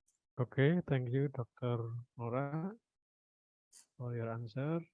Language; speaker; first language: English; non-native, fluent; Indonesian